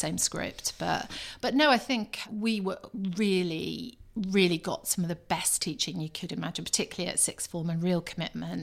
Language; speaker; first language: English; native; English